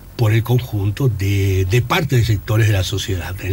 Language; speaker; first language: Spanish; native; Spanish